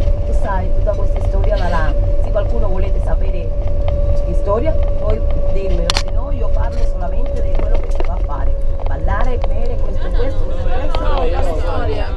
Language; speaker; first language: Italian; non-native, fluent; Spanish